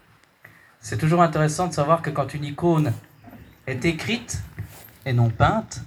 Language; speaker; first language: French; native; French